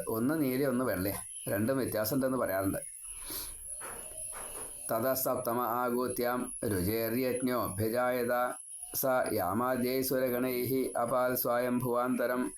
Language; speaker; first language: Malayalam; native; Malayalam